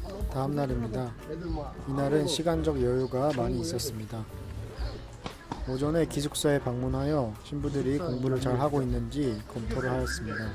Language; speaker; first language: Korean; native; Korean